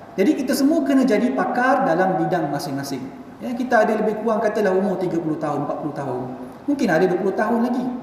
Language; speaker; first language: Malay; native; Malay